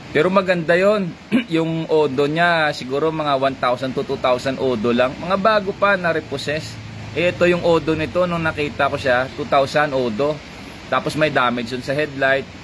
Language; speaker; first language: Filipino; non-native, local second language; Hiligaynon